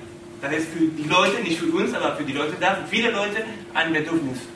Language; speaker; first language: German; non-native, fluent; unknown